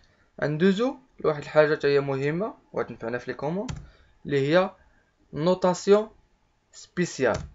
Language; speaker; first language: Arabic; native; Arabic